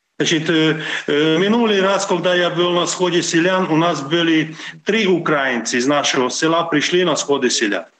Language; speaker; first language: Ukrainian; non-native, local second language; Hungarian